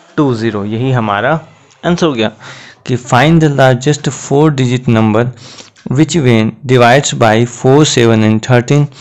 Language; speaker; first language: Hindi; native; Hindi